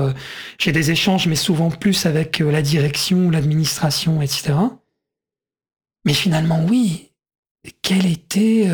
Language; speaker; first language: French; native; French